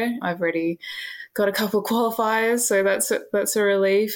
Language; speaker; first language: English; native; English